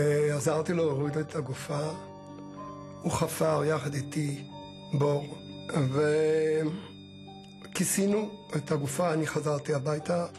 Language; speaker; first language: Hebrew; early bilingual, other home language; Polish